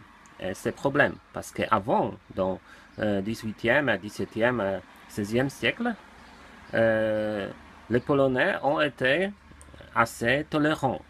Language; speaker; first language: French; non-native, learner; Polish